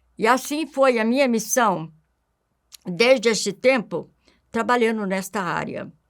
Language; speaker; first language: Portuguese; native; Portuguese